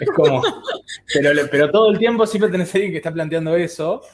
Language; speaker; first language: Spanish; native; Spanish